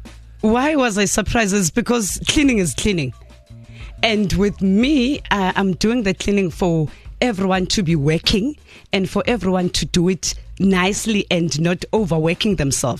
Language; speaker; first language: English; non-native, local second language; Zulu